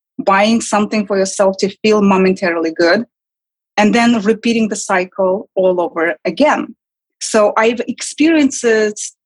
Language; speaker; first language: English; non-native, fluent; Kazakh